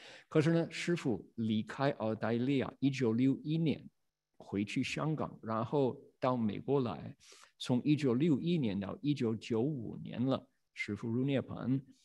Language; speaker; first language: Chinese; non-native, fluent; English